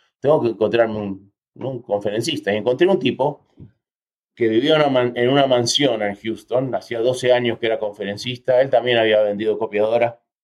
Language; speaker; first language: Spanish; early bilingual, heritage; Spanish